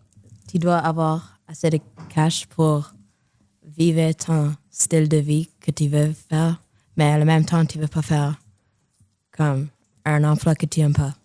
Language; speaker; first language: French; non-native, local second language; English